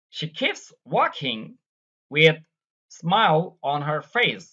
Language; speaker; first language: English; non-native, local second language; Bangla